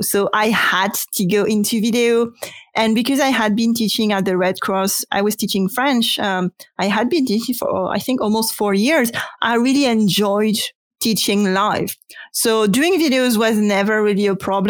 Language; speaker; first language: English; non-native, fluent; French